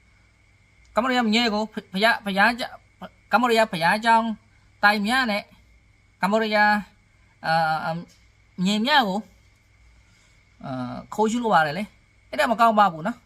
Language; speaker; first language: Burmese; non-native, learner; Khmer